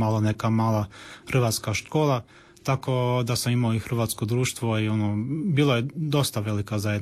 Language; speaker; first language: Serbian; early bilingual, heritage; Croatian